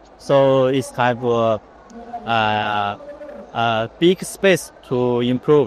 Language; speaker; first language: English; non-native, fluent; Chinese